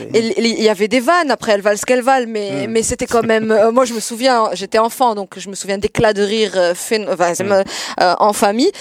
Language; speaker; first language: French; non-native, local second language; Arabic